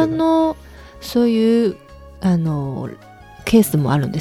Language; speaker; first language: Japanese; non-native, fluent; Chinese